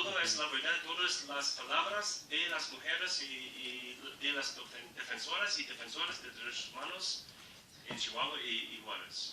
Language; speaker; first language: Spanish; non-native, learner; English